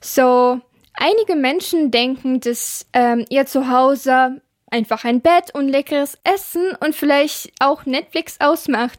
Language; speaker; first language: German; non-native, fluent; Ukrainian